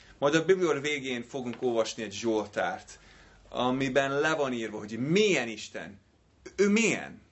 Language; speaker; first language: Hungarian; non-native, fluent; English